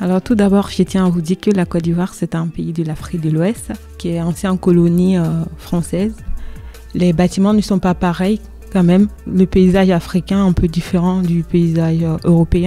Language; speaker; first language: French; non-native, local second language; Dyula